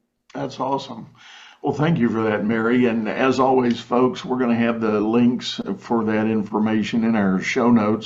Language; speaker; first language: English; native; English